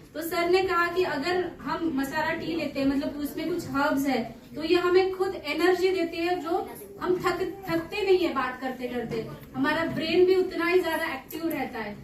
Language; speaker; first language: Hindi; non-native, local second language; Marathi